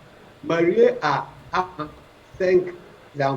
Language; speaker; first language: French; non-native, fluent; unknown